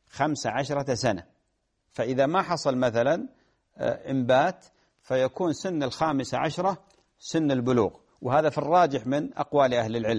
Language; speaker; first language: Arabic; native; Arabic